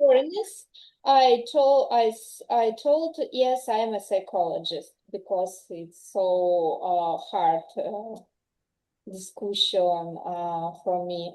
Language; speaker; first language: English; non-native, learner; Russian